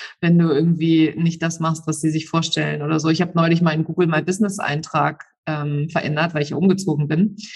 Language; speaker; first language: German; native; German